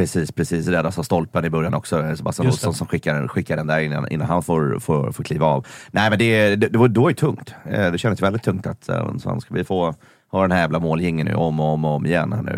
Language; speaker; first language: Swedish; native; Swedish